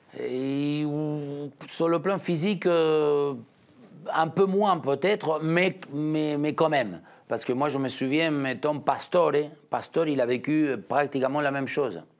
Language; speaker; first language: French; non-native, fluent; Spanish